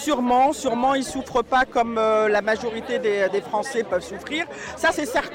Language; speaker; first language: French; native; French